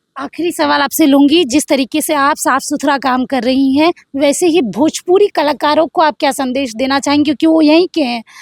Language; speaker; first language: Hindi; non-native, local second language; Bangla